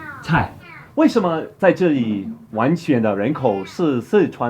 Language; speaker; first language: Chinese; non-native, learner; Polish